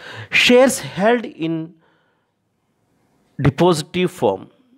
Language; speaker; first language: English; non-native, local second language; Telugu